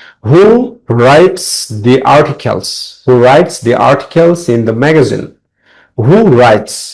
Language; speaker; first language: English; non-native, local second language; Bangla